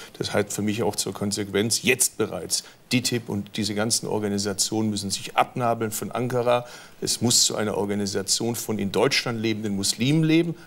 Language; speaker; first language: German; early bilingual, other home language; Turkish